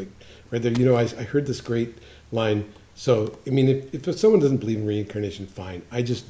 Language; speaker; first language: English; native; English